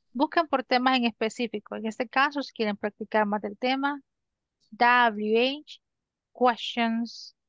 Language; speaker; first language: Spanish; native; Spanish